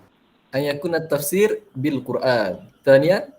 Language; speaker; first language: Arabic; non-native, fluent; Malay